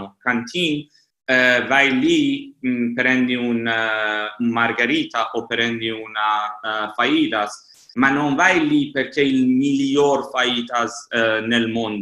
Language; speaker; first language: Italian; non-native, fluent; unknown